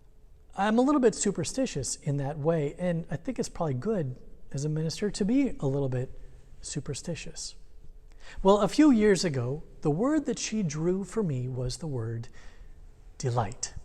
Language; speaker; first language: English; native; English